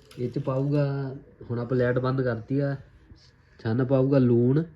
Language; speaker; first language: Punjabi; native; Punjabi